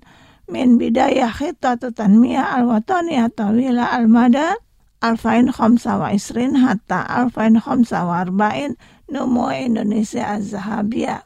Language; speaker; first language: Arabic; non-native, fluent; Indonesian